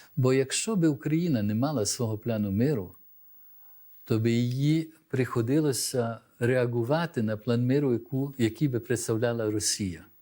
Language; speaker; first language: Ukrainian; early bilingual, heritage; Ukrainian